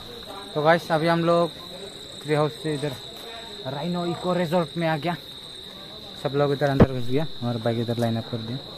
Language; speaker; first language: Hindi; non-native, local second language; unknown